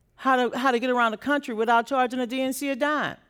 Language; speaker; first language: English; native; English